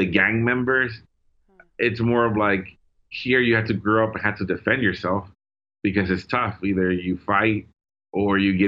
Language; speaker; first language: English; early bilingual, other home language; Spanish